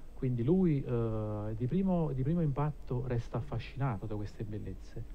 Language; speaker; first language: Italian; native; Italian